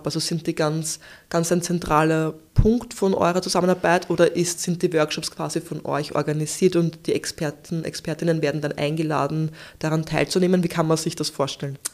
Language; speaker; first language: German; native; German